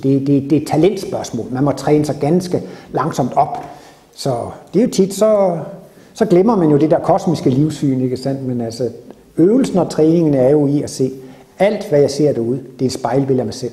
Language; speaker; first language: Danish; native; Danish